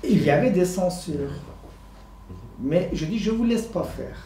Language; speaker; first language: French; non-native, fluent; Persian